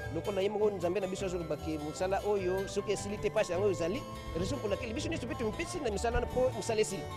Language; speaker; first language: Lingala; non-native, local second language; Kongo